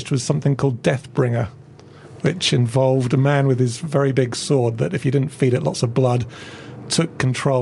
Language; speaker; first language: English; native; English